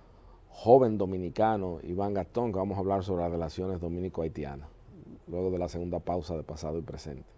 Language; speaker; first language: Spanish; native; Spanish